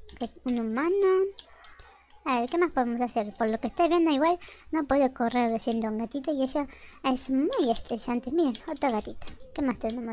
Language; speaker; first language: Spanish; native; Spanish